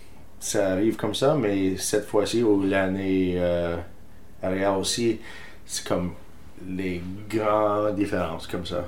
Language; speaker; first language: French; non-native, fluent; English